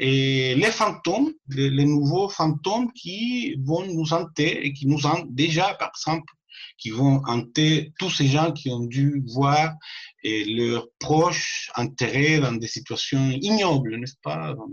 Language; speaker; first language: French; non-native, fluent; Spanish